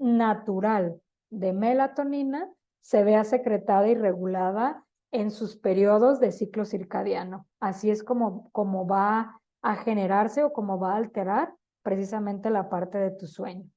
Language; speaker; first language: Spanish; native; Spanish